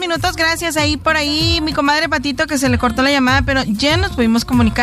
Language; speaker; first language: Spanish; native; Spanish